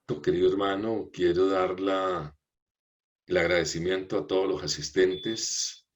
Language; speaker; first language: Spanish; native; Spanish